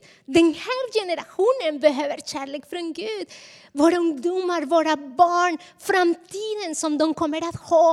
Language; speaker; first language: Swedish; non-native, fluent; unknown